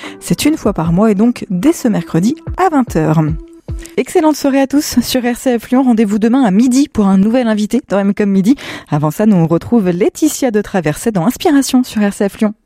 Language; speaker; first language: French; native; French